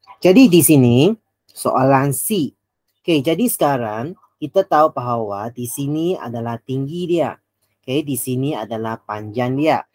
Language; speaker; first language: Malay; non-native, local second language; Chinese